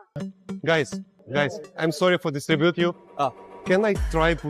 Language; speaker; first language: English; non-native, learner; Russian